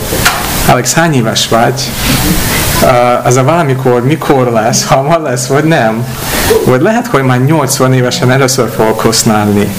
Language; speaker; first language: Hungarian; non-native, fluent; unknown